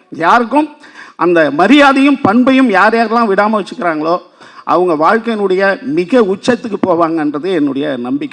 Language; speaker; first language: Tamil; native; Tamil